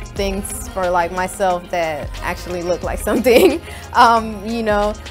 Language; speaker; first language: English; native; English